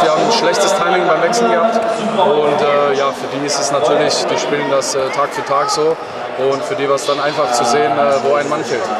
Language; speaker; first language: German; native; German